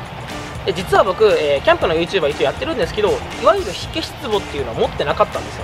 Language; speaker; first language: Japanese; native; Japanese